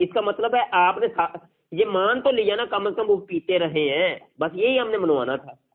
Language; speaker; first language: Urdu; non-native, local second language; Punjabi